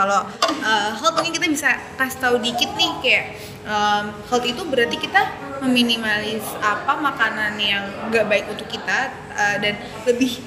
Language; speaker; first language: Indonesian; native; Indonesian